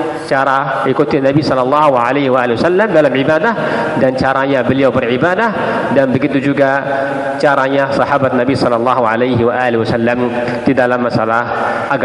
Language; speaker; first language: Indonesian; non-native, fluent; Arabic